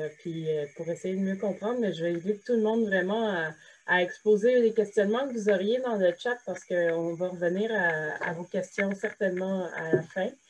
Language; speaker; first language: French; native; French